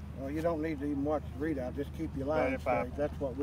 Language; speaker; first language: English; native; English